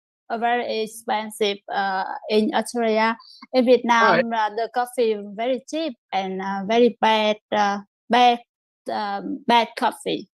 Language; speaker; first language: English; non-native, learner; Vietnamese